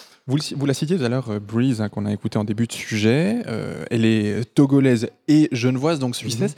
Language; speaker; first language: French; native; French